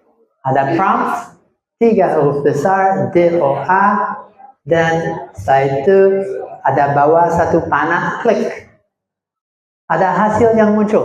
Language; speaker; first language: Indonesian; non-native, fluent; English